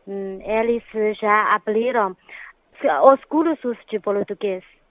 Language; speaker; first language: Portuguese; non-native, fluent; Chinese